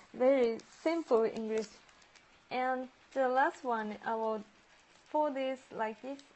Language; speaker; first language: English; non-native, learner; Japanese